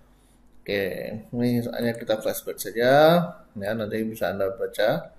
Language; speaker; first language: Indonesian; native; Indonesian